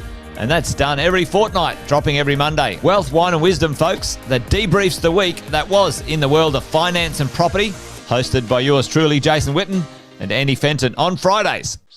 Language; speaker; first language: English; native; English